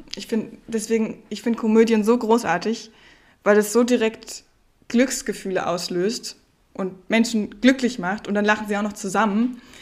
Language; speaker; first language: German; native; German